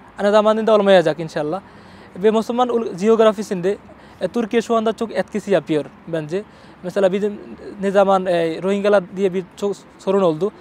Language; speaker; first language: Turkish; non-native, learner; Bangla